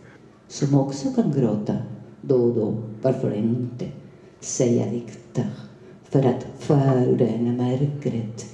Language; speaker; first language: Swedish; non-native, fluent; Spanish